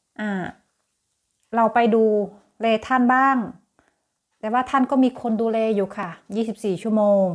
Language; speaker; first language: Thai; native; Thai